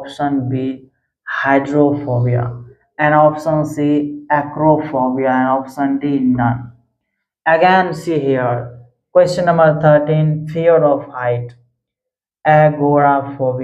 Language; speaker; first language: English; non-native, local second language; Hindi